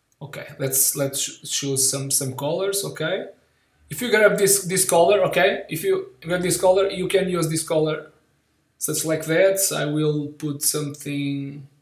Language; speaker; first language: English; non-native, learner; Portuguese